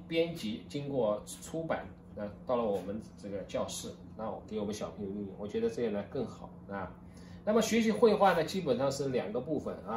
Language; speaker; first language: Chinese; native; Chinese